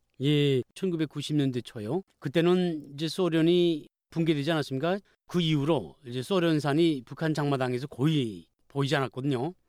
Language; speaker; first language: Korean; native; Korean